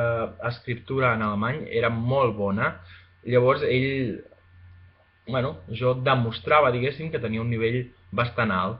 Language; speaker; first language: Catalan; non-native, fluent; Spanish